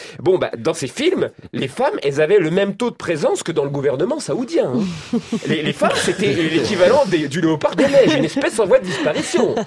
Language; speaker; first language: French; native; French